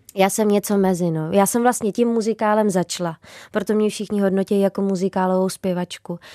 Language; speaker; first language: Czech; native; Czech